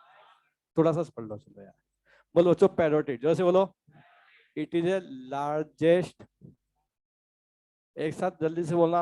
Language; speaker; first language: Hindi; native; Hindi